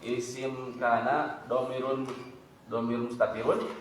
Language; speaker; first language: Arabic; non-native, learner; Indonesian